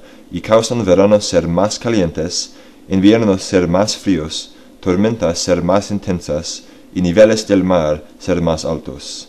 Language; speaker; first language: Spanish; non-native, learner; English